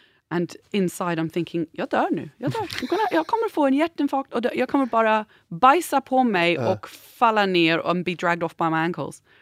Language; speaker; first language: Swedish; non-native, fluent; English